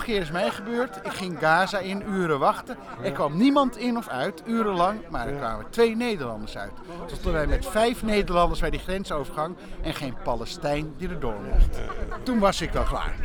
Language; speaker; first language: Dutch; native; Dutch